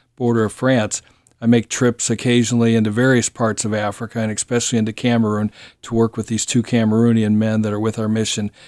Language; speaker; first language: English; native; English